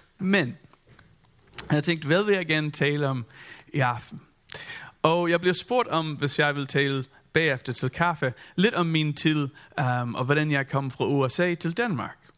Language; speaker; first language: Danish; non-native, fluent; English